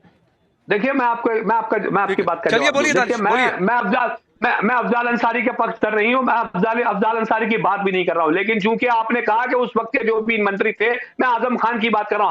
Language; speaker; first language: Hindi; native; Hindi